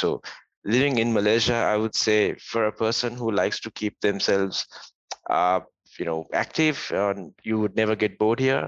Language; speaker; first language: English; non-native, local second language; Tamil